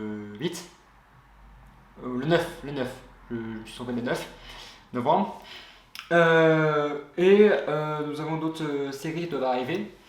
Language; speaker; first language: French; native; French